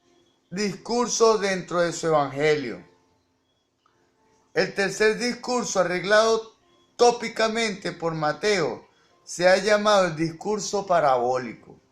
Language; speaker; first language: Spanish; native; Spanish